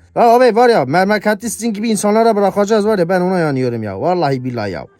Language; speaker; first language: Turkish; native; Turkish